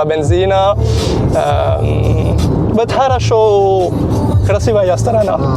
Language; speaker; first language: Russian; non-native, learner; French